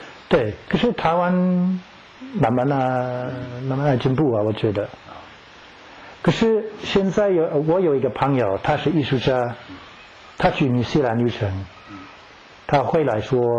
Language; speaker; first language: Chinese; non-native, fluent; English